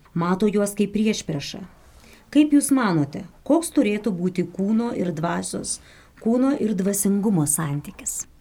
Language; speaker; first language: Lithuanian; native; Lithuanian